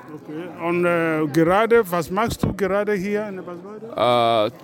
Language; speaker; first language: German; non-native, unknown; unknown